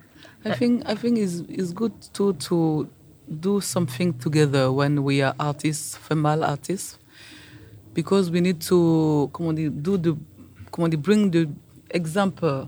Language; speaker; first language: English; non-native, learner; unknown